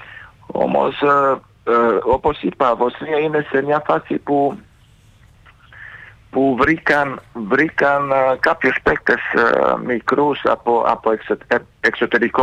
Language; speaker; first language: Greek; non-native, fluent; Serbian